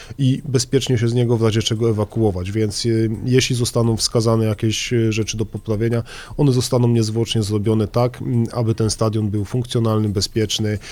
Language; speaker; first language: Polish; native; Polish